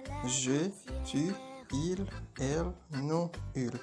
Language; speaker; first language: French; non-native, local second language; Haitian Creole